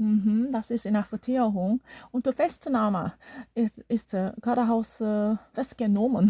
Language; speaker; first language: German; non-native, learner; Korean